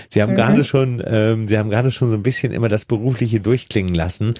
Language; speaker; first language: German; native; German